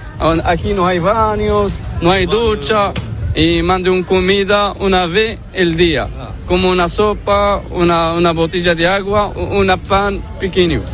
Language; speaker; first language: Spanish; non-native, learner; Arabic